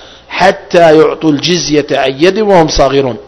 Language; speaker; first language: Arabic; native; Arabic